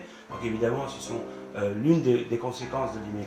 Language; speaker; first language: French; native; French